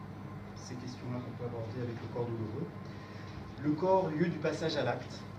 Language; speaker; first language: French; native; French